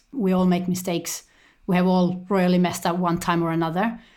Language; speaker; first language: English; non-native, fluent; Estonian